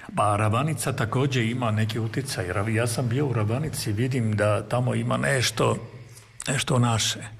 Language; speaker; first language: Serbian; non-native, fluent; Armenian